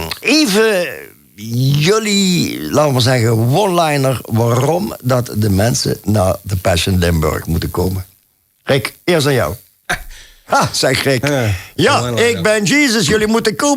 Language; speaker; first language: Dutch; native; Dutch